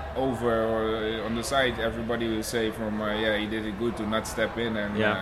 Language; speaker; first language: English; non-native, fluent; Dutch